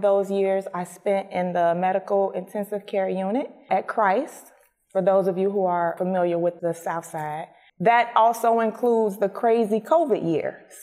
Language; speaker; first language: English; native; English